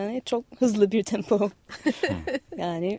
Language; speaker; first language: Turkish; non-native, fluent; English